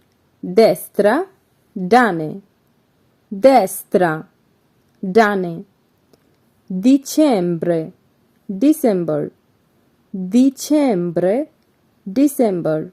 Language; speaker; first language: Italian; non-native, fluent; Bangla